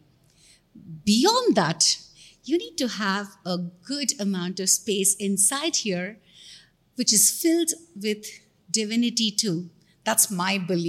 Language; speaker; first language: English; non-native, local second language; Tamil